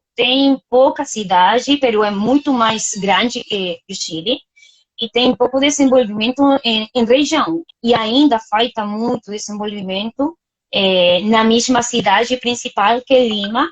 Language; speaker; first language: Portuguese; non-native, fluent; Spanish